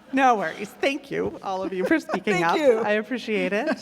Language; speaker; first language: English; non-native, fluent; German